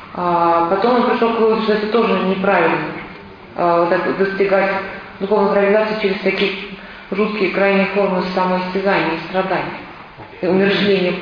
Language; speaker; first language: Russian; native; Russian